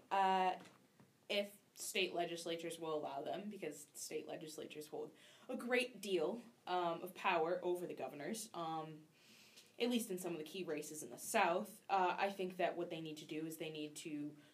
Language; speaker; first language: English; native; English